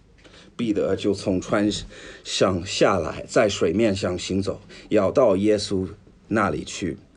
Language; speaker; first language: Chinese; non-native, fluent; English